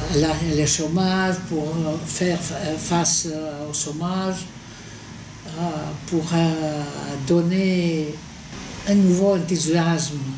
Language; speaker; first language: French; non-native, fluent; Greek